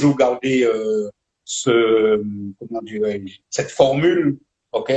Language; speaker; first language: French; native; French